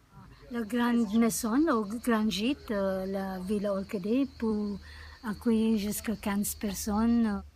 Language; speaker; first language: French; non-native, learner; English